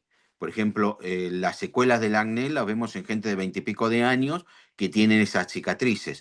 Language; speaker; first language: Spanish; native; Spanish